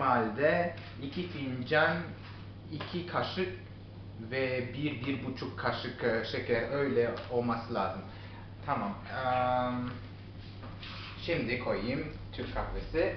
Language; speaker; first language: Turkish; non-native, learner; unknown